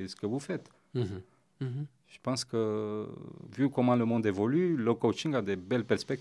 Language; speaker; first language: French; non-native, fluent; Romanian